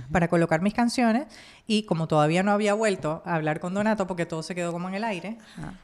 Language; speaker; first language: Spanish; native; Spanish